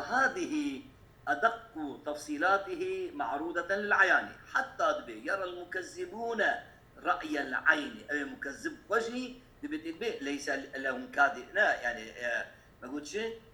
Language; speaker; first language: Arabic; non-native, fluent; Kurdish